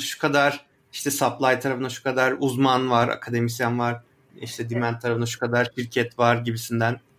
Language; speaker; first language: Turkish; native; Turkish